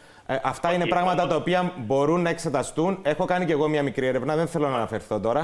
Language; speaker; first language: Greek; native; Greek